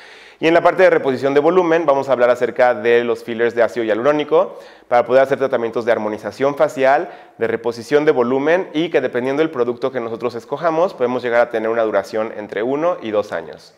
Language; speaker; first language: Spanish; native; Spanish